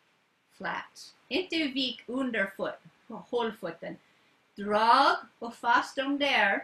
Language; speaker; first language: Swedish; non-native, learner; English